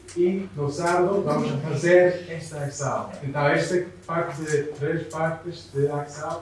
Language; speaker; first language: Portuguese; non-native, learner; English